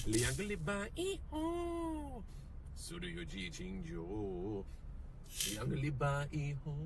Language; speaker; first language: Chinese; non-native, learner; English